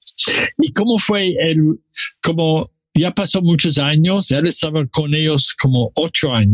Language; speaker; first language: Spanish; non-native, learner; English